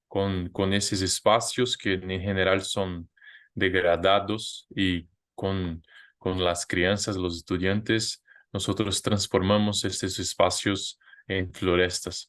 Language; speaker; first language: Spanish; non-native, fluent; Portuguese